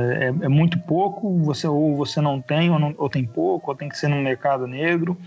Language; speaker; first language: Portuguese; native; Portuguese